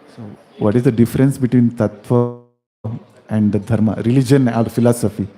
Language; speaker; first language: English; non-native, local second language; Kannada